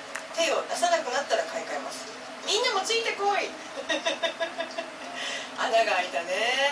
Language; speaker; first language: Japanese; native; Japanese